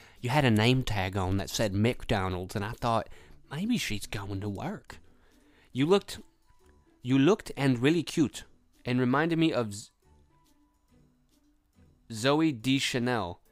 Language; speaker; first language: English; native; English